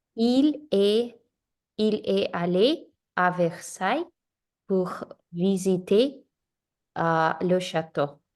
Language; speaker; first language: French; non-native, learner; English